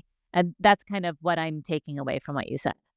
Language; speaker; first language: English; native; English